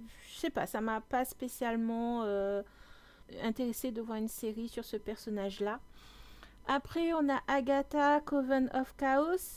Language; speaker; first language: French; native; French